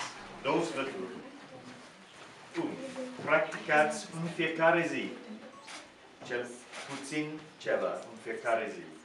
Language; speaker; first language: Romanian; non-native, learner; English